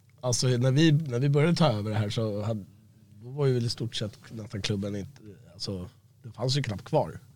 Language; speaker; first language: Swedish; native; Swedish